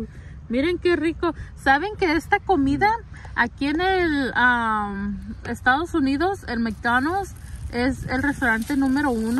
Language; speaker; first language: Spanish; early bilingual, heritage; Spanish